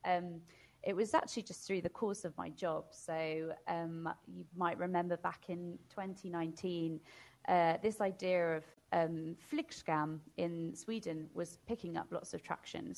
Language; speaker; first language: English; native; English